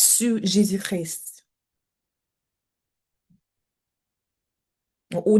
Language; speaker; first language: French; non-native, learner; English